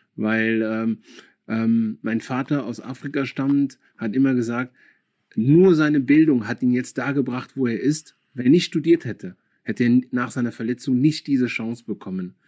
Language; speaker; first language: German; early bilingual, other home language; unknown